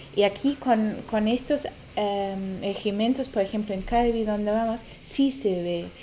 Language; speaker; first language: Spanish; non-native, fluent; German